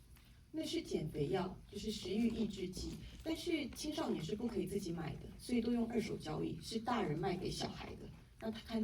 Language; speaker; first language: Chinese; native; Chinese